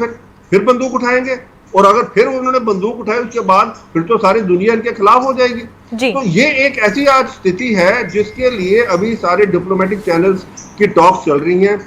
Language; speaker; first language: Hindi; native; Hindi